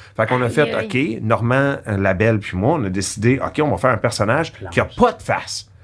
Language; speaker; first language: French; native; French